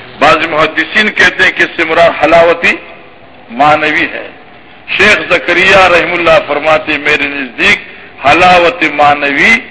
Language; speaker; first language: Urdu; non-native, local second language; Pashto